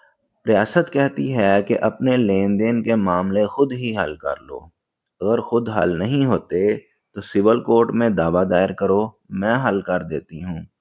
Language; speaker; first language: Urdu; native; Urdu